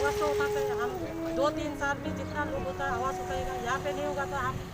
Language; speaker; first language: Hindi; non-native, local second language; Kok Borok